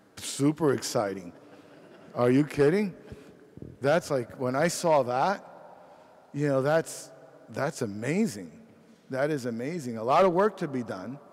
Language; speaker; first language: English; early bilingual, other home language; Spanish